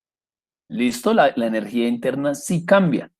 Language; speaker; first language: Spanish; native; Spanish